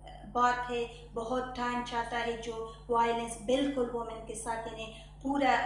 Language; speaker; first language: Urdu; non-native, learner; Persian